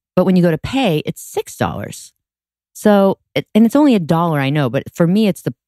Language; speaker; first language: English; native; English